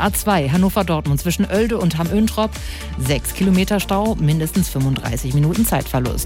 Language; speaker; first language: German; native; German